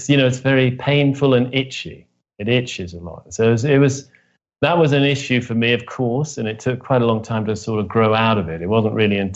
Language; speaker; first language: English; native; English